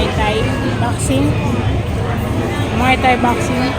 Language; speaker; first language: English; non-native, local second language; Filipino